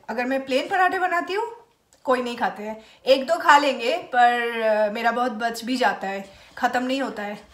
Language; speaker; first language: Hindi; non-native, local second language; Bangla